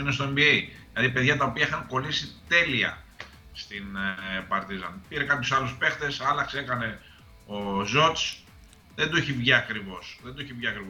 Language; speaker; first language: Greek; native; Greek